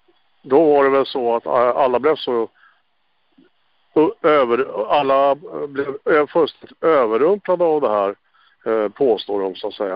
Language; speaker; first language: Swedish; native; Swedish